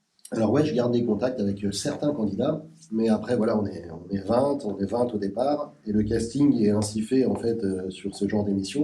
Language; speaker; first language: French; native; French